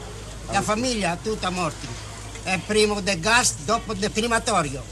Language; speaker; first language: Italian; non-native, learner; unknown